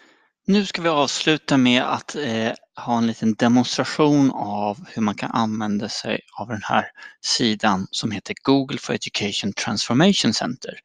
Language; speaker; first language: Swedish; native; Swedish